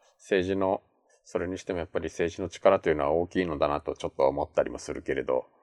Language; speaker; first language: Japanese; native; Japanese